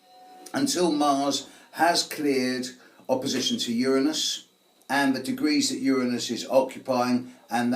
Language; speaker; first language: English; native; English